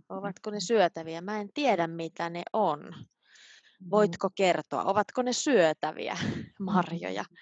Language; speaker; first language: Finnish; native; Finnish